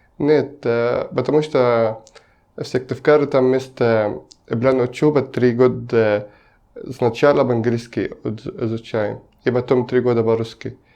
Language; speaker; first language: Russian; non-native, learner; Arabic